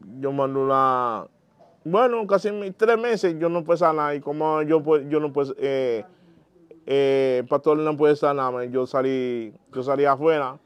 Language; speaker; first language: Spanish; non-native, learner; Haitian Creole